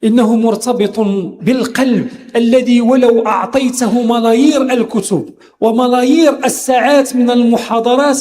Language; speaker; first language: Arabic; native; Arabic